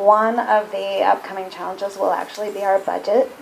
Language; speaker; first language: English; native; English